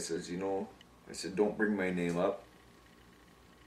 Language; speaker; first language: English; native; English